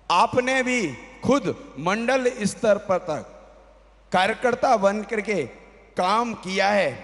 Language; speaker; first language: Hindi; native; Hindi